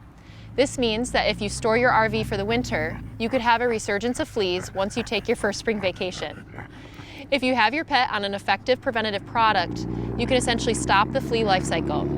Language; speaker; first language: English; native; English